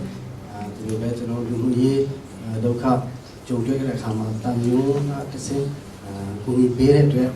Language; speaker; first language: Burmese; non-native, local second language; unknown